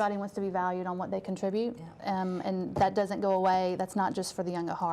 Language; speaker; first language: English; native; English